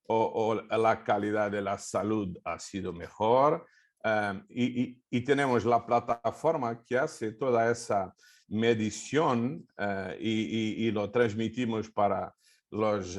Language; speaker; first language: Spanish; non-native, fluent; Portuguese